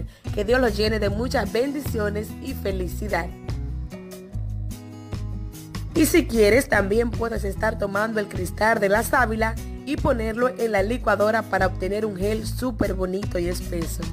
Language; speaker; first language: Spanish; native; Spanish